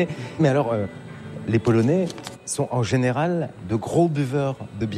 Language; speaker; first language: French; native; French